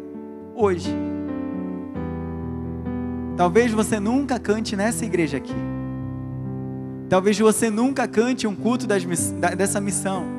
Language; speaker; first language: Portuguese; native; Portuguese